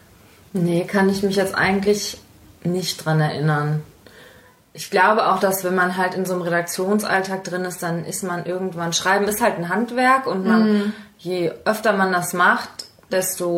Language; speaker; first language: German; native; German